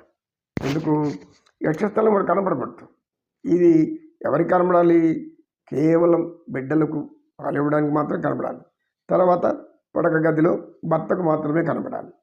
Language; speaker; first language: Telugu; native; Telugu